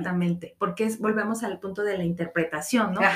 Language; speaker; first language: Spanish; native; Spanish